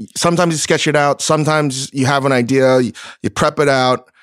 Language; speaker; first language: English; native; English